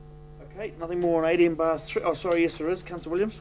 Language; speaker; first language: English; native; English